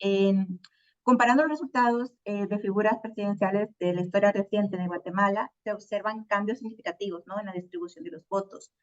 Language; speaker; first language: Spanish; native; Spanish